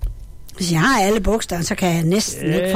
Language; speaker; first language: Danish; native; Danish